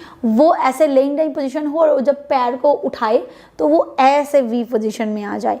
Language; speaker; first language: Hindi; native; Hindi